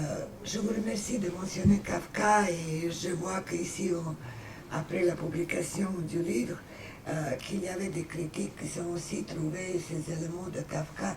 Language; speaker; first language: French; non-native, fluent; Serbian